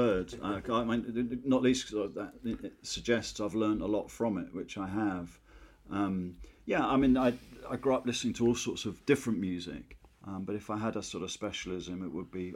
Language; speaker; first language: English; native; English